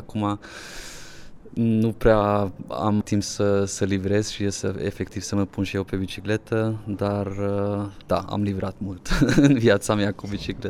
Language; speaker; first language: Romanian; non-native, local second language; Hungarian